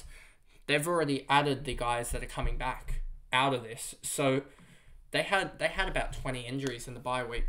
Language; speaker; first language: English; native; English